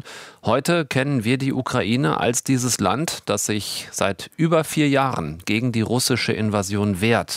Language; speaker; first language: German; native; German